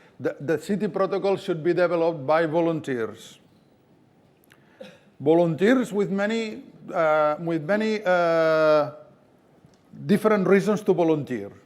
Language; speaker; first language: English; non-native, fluent; Catalan